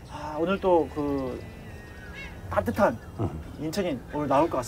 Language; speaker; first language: Korean; native; Korean